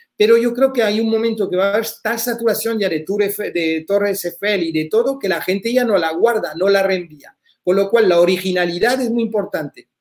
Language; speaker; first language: Spanish; early bilingual, heritage; French